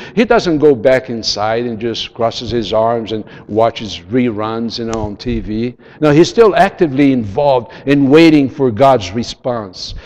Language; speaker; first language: English; non-native, fluent; Portuguese